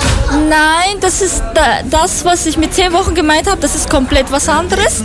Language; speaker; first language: German; non-native, fluent; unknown